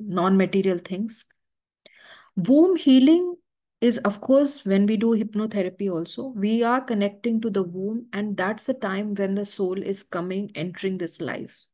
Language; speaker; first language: Hindi; native; Hindi